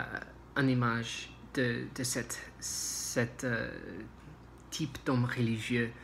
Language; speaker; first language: French; non-native, learner; English